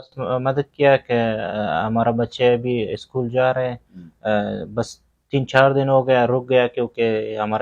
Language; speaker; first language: Hindi; non-native, learner; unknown